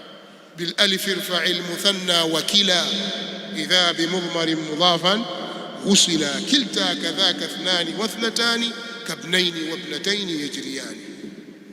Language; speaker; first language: Arabic; non-native, fluent; Swahili